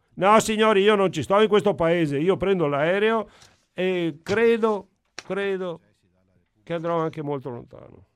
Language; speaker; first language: Italian; native; Italian